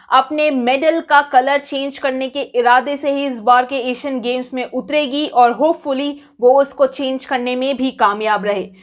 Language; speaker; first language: Hindi; native; Hindi